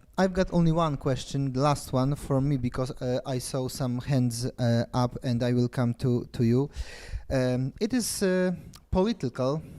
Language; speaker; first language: English; non-native, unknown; Polish